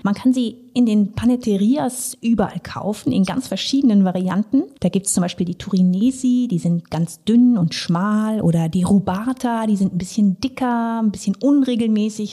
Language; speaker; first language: German; native; German